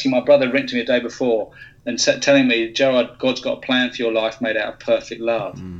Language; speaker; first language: English; native; English